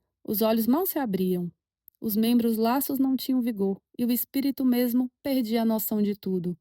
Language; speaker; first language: Portuguese; native; Portuguese